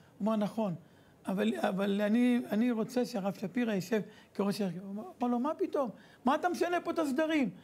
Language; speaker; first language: Hebrew; native; Hebrew